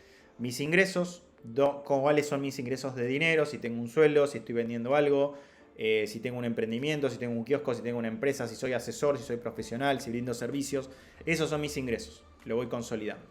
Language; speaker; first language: Spanish; native; Spanish